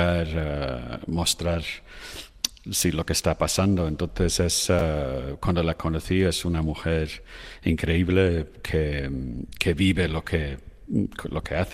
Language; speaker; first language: Spanish; non-native, fluent; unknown